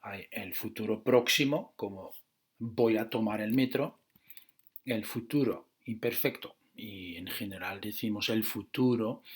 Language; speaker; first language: Spanish; non-native, fluent; Dutch